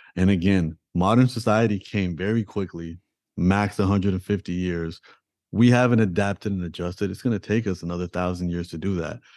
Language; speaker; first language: English; early bilingual, other home language; Punjabi